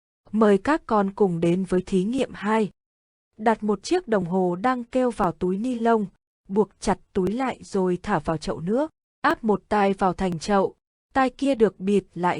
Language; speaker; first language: Vietnamese; native; Vietnamese